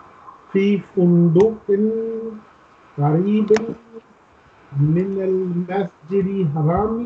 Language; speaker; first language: Arabic; non-native, learner; English